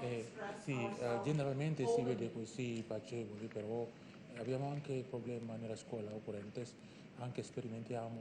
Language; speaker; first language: Italian; non-native, fluent; Indonesian